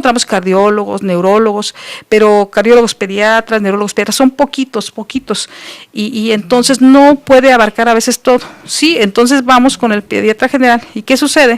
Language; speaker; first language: Spanish; native; Spanish